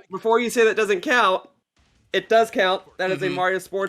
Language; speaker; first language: English; native; English